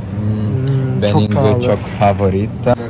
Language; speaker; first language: Turkish; non-native, learner; Italian